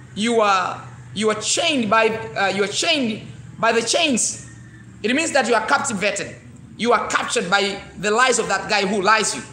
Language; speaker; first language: English; non-native, local second language; Swahili